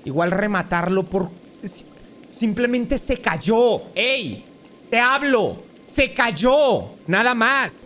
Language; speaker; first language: Spanish; native; Spanish